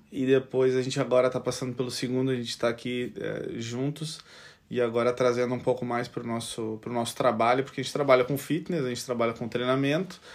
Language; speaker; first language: Portuguese; native; Portuguese